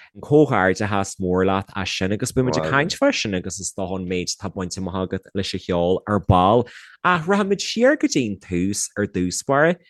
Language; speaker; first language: Irish; native; Irish